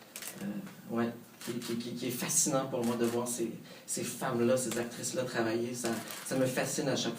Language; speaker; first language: French; native; French